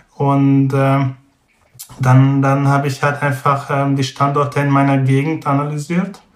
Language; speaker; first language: German; non-native, fluent; Hungarian